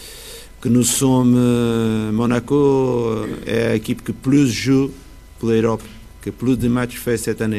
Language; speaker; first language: French; non-native, fluent; Portuguese